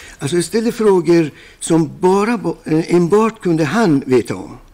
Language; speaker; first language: Swedish; non-native, fluent; Persian